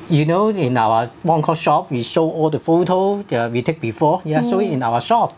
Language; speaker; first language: English; non-native, local second language; Cantonese